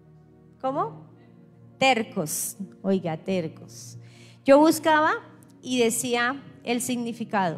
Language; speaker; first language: Spanish; native; Spanish